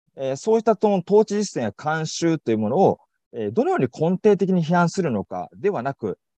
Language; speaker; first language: Japanese; native; Japanese